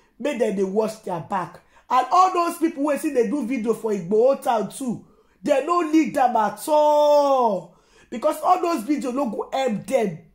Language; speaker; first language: Nigerian Pidgin; non-native, local second language; Yoruba